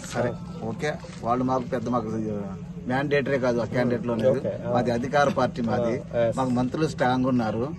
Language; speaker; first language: Telugu; non-native, local second language; Lambadi